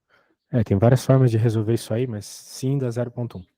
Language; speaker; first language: Portuguese; native; Portuguese